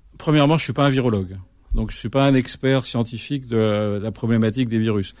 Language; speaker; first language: French; native; French